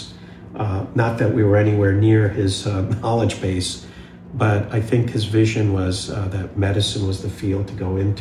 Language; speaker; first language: English; early bilingual, other home language; Hindi